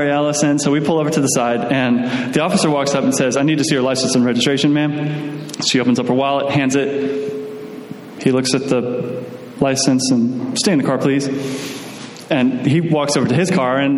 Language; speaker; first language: English; native; English